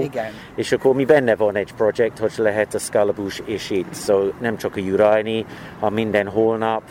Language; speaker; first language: Hungarian; non-native, learner; English